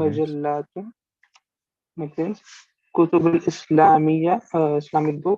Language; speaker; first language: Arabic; non-native, learner; English